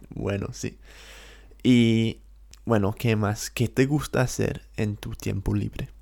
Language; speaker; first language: Spanish; non-native, fluent; English